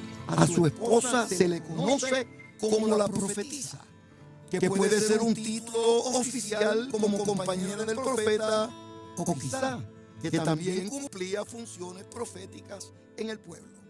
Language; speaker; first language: Spanish; native; Spanish